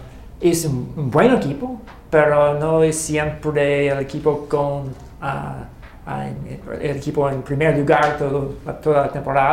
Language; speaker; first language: Spanish; non-native, fluent; English